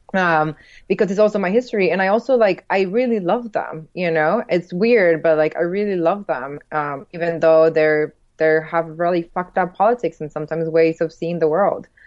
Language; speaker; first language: English; early bilingual, other home language; Spanish